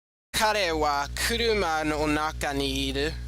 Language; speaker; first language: Japanese; non-native, learner; English